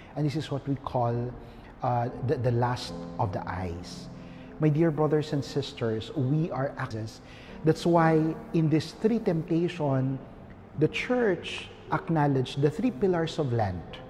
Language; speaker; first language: English; non-native, local second language; Filipino